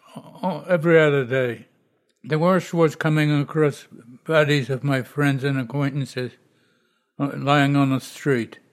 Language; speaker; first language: English; non-native, fluent; Polish